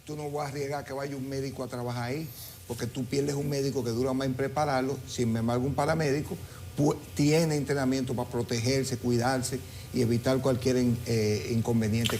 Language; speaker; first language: Spanish; native; Spanish